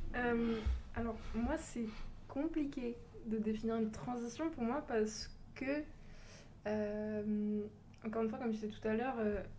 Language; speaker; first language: French; early bilingual, other home language; Portuguese